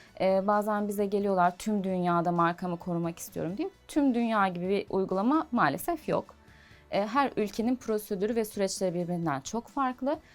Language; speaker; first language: Turkish; native; Turkish